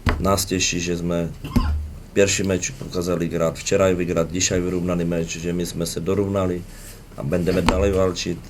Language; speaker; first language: Polish; non-native, learner; Czech